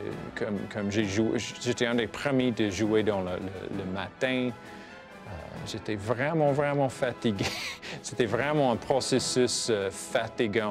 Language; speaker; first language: French; non-native, fluent; English